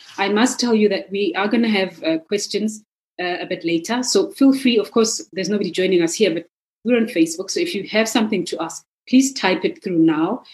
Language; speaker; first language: English; non-native, local second language; Zulu